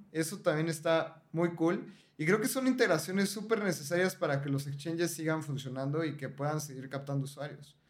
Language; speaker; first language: Spanish; native; Spanish